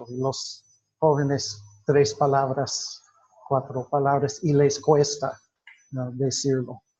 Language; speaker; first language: Spanish; non-native, fluent; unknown